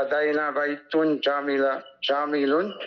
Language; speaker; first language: Arabic; non-native, learner; English